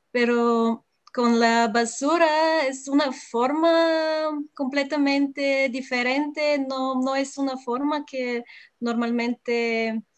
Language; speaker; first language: Spanish; non-native, learner; Bulgarian